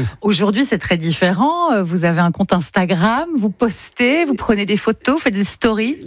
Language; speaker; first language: French; native; French